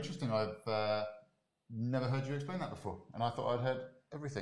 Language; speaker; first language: English; native; English